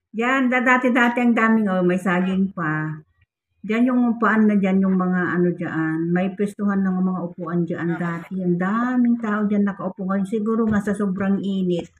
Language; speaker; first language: Filipino; non-native, local second language; Iloko